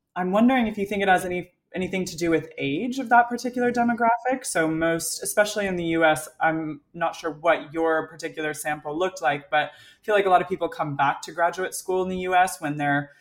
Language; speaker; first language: English; native; English